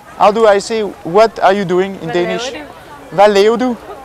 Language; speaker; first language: English; non-native, fluent; French